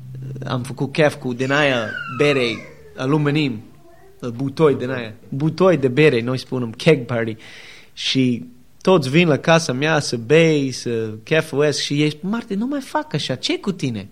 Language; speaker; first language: Romanian; non-native, learner; English